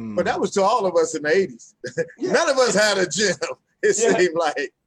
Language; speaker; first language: English; native; English